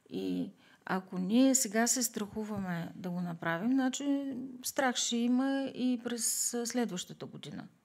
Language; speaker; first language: Bulgarian; native; Bulgarian